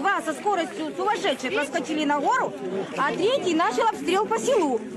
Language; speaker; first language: Russian; native; Russian